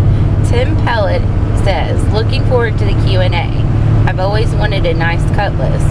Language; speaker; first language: English; native; English